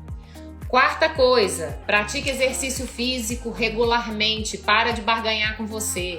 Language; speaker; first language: Portuguese; native; Portuguese